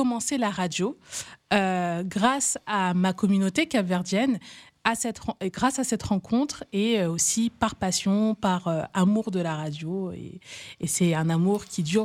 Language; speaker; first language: French; native; French